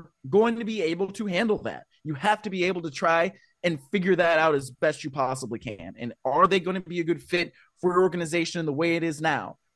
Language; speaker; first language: English; native; English